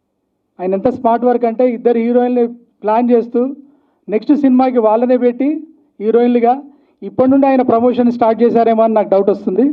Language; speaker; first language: Telugu; native; Telugu